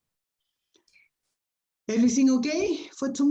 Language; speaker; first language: English; non-native, fluent; Spanish